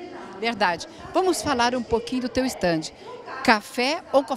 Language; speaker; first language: Portuguese; native; Portuguese